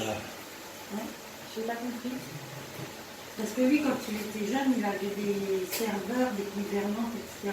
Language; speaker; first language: French; native; French